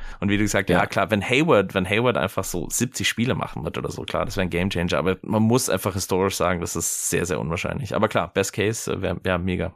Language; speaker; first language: German; early bilingual, other home language; English